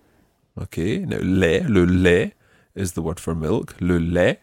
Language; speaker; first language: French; non-native, fluent; English